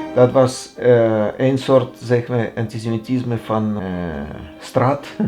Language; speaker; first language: Dutch; non-native, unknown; Russian